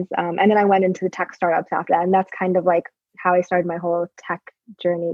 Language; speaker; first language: English; native; English